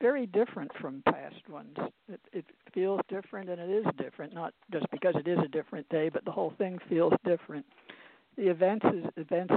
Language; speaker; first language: English; native; English